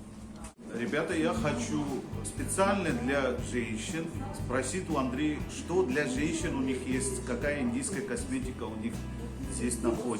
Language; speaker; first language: Russian; non-native, fluent; Hindi